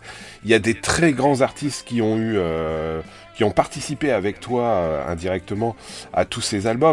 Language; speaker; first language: French; native; French